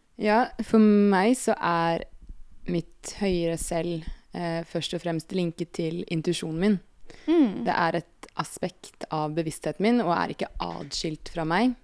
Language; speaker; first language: Norwegian; native; Norwegian